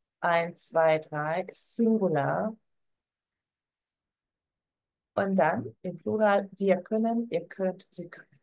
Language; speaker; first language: German; non-native, fluent; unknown